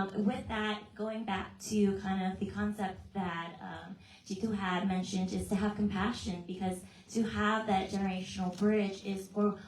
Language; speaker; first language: English; early bilingual, other home language; Vietnamese